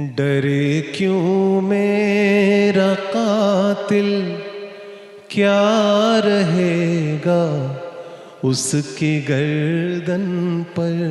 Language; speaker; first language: Hindi; native; Hindi